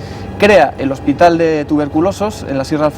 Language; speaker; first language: Spanish; native; Spanish